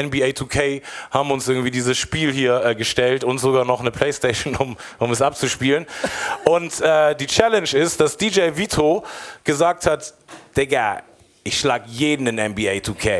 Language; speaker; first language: German; native; German